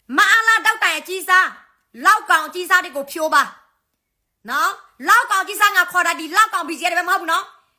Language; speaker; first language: Burmese; non-native, local second language; S'gaw Karen